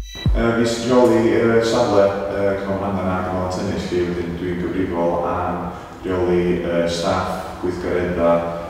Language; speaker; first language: Welsh; native; Welsh